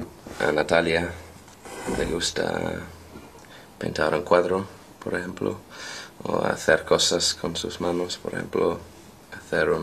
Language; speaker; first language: Spanish; non-native, learner; English